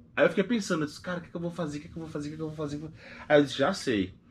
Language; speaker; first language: Portuguese; native; Portuguese